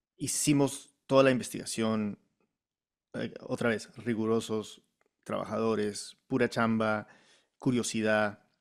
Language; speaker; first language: Spanish; early bilingual, heritage; Spanish